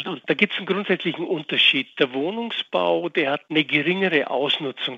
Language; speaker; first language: German; native; German